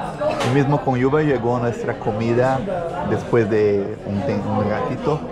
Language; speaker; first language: Spanish; non-native, fluent; Portuguese